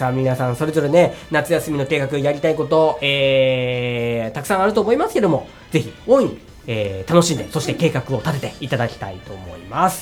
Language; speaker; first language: Japanese; native; Japanese